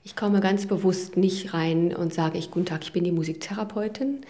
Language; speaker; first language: German; native; German